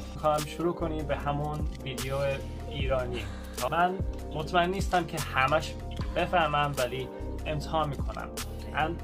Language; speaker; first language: Persian; non-native, learner; English